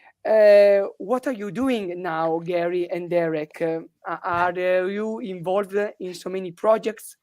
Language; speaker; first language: English; non-native, learner; Italian